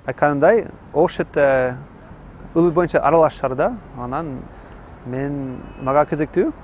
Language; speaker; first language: Kyrgyz; non-native, learner; English